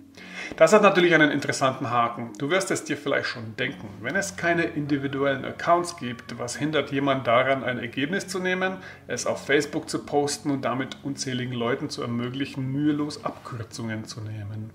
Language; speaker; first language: German; native; German